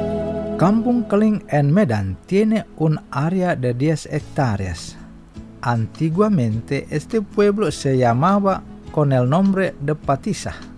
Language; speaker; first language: Spanish; non-native, fluent; Indonesian